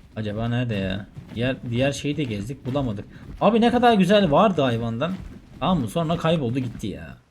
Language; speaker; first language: Turkish; native; Turkish